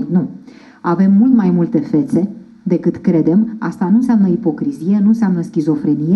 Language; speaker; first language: Romanian; native; Romanian